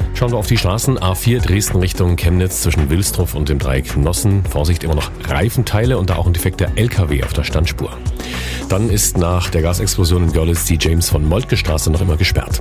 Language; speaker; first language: German; native; German